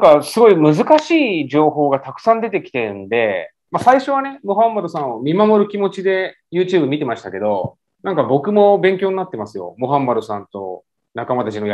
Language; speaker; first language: Japanese; native; Japanese